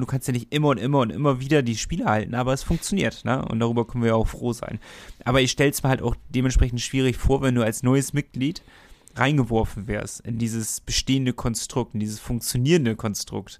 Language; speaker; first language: German; native; German